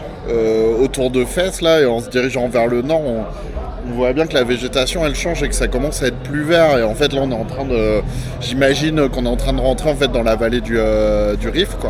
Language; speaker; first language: French; native; French